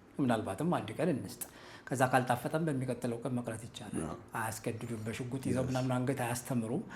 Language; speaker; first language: Amharic; native; Amharic